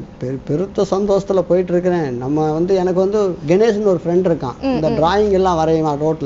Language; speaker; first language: Tamil; native; Tamil